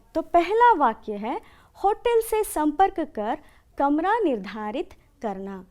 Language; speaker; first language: Hindi; non-native, local second language; Kannada